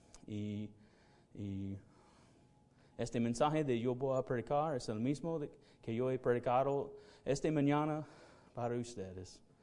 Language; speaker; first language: Spanish; non-native, learner; English